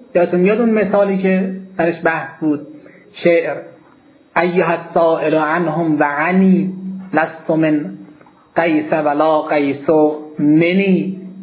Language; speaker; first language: Persian; native; Persian